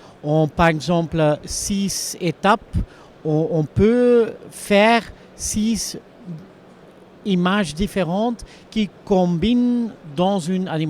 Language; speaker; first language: French; non-native, local second language; Dutch